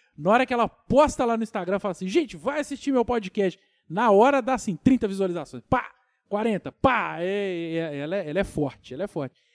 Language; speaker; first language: Portuguese; native; Portuguese